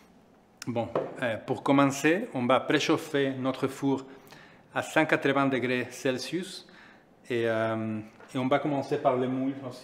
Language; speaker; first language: French; non-native, fluent; Spanish